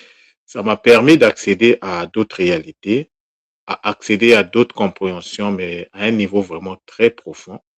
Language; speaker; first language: French; non-native, local second language; Kongo